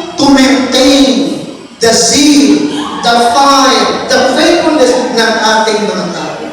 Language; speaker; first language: Filipino; native; Filipino